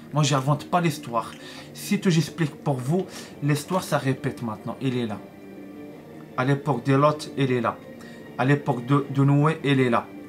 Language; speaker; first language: French; non-native, learner; Arabic